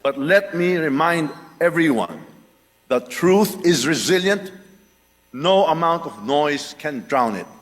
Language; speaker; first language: English; non-native, local second language; Filipino